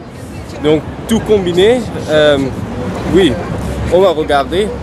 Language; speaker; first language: French; non-native, learner; Dutch